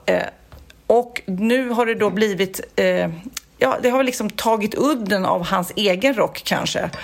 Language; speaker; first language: Swedish; native; Swedish